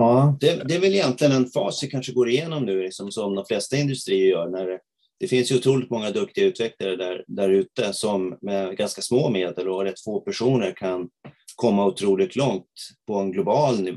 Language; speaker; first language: Swedish; native; Swedish